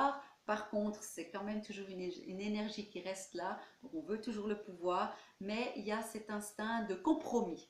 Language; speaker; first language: French; native; French